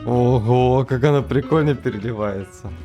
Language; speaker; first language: Russian; native; Russian